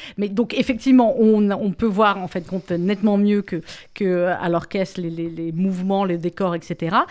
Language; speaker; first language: French; native; French